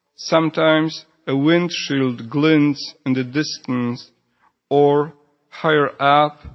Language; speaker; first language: English; non-native, fluent; Polish